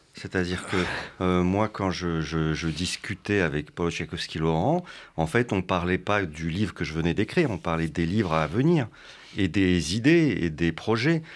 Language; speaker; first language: French; early bilingual, other home language; Russian